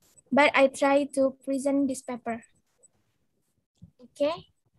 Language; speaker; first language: English; non-native, learner; Indonesian